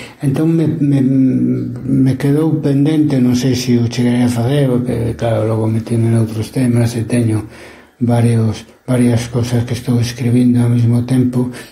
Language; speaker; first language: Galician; non-native, local second language; Spanish